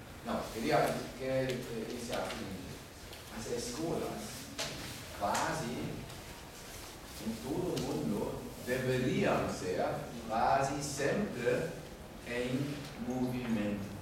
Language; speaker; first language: Portuguese; non-native, fluent; German